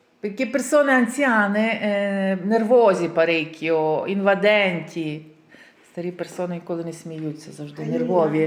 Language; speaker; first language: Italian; non-native, learner; Ukrainian